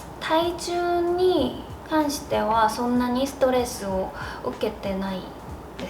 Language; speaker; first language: Japanese; non-native, learner; Korean